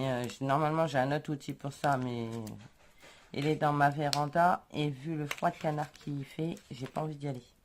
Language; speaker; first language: French; native; French